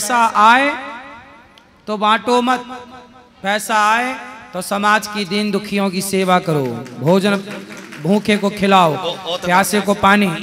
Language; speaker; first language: Hindi; native; Hindi